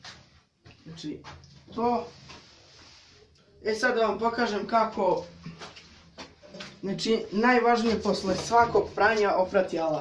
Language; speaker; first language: Serbian; native; Serbian